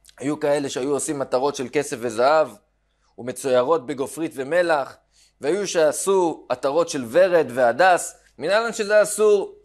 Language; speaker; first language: Hebrew; native; Hebrew